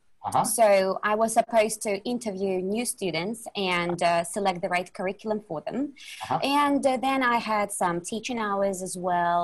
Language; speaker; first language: English; non-native, fluent; Russian